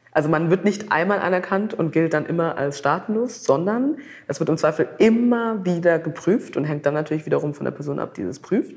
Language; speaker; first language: German; native; German